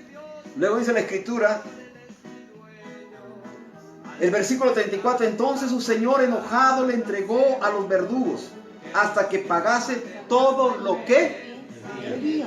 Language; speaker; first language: Spanish; native; Spanish